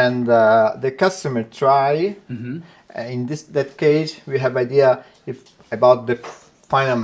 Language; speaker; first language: English; non-native, learner; Italian